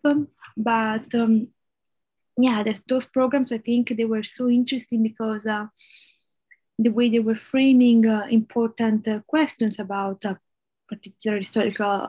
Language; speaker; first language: English; non-native, fluent; Italian